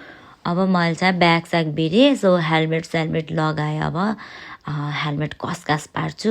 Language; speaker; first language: Nepali; native; Nepali